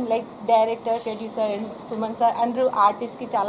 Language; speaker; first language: Telugu; non-native, learner; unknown